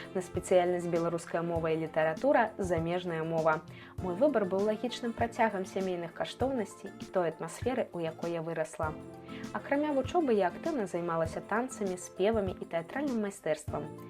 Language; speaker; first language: Belarusian; native; Belarusian